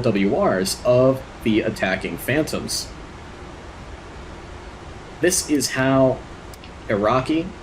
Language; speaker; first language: English; native; English